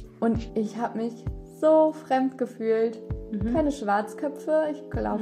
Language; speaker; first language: German; early bilingual, other home language; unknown